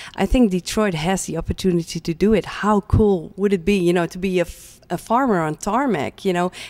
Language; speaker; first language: English; non-native, fluent; Dutch